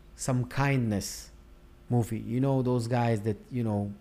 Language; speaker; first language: English; non-native, fluent; Hebrew